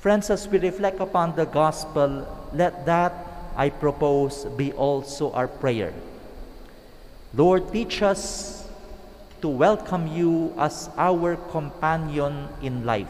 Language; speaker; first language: English; non-native, local second language; Pangasinan